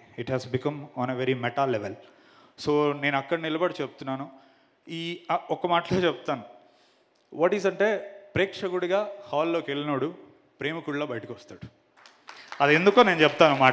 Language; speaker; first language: Telugu; native; Telugu